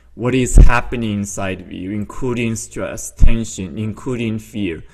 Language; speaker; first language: English; non-native, fluent; Chinese